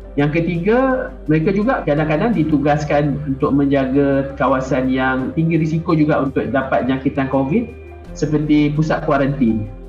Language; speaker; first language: Malay; native; Malay